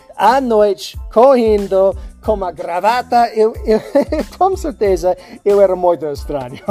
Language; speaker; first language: Portuguese; non-native, learner; English